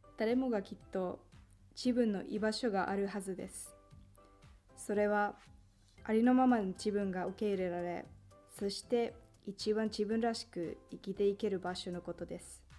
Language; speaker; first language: Japanese; non-native, fluent; Finnish